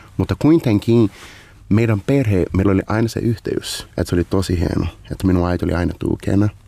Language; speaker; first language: Finnish; non-native, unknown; Portuguese